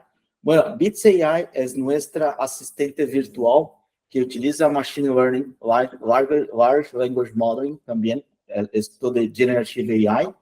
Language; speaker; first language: Spanish; non-native, fluent; Portuguese